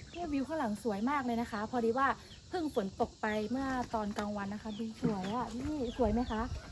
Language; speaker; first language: Thai; non-native, local second language; Karen languages